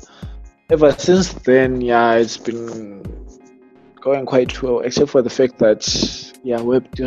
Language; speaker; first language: English; non-native, local second language; North Ndebele